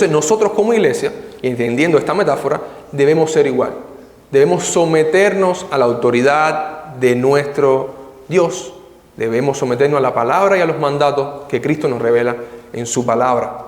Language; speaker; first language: Spanish; native; Spanish